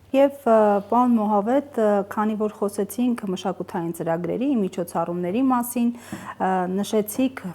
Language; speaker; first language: Armenian; native; Armenian